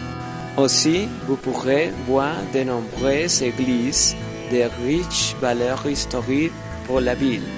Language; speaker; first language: French; non-native, learner; Spanish